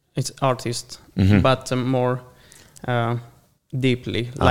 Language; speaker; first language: English; non-native, learner; Hungarian